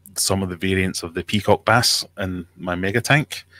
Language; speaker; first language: English; native; English